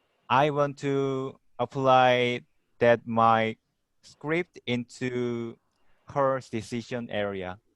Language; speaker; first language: English; non-native, learner; Korean